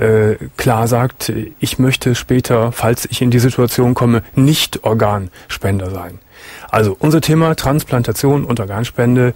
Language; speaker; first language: German; native; German